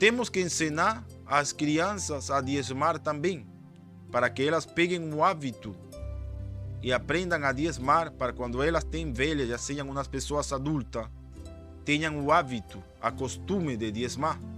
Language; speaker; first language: Portuguese; non-native, fluent; Spanish